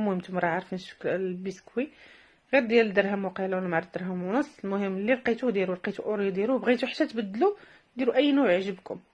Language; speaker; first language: Arabic; native; Arabic